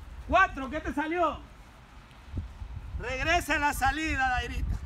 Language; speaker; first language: Spanish; native; Spanish